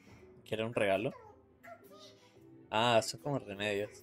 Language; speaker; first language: Spanish; native; Spanish